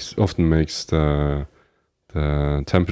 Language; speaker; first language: English; non-native, fluent; Norwegian